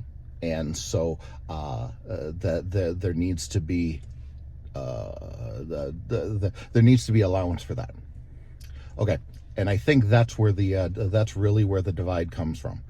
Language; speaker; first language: English; native; English